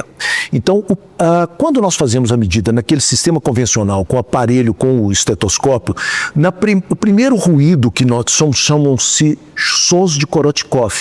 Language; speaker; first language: Portuguese; native; Portuguese